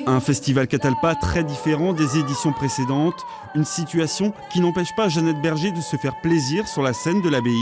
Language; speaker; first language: French; native; French